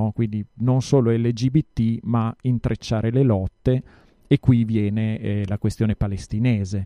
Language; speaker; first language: Italian; native; Italian